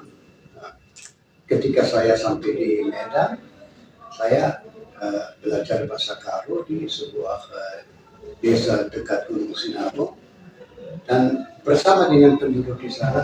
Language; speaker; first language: Indonesian; non-native, fluent; German